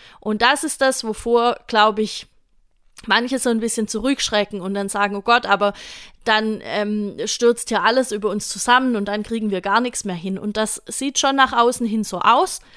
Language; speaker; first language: German; native; German